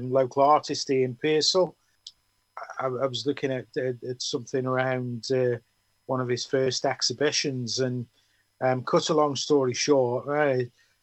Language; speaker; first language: English; native; English